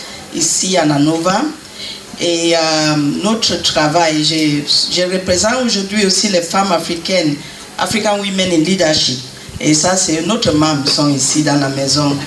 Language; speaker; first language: French; non-native, learner; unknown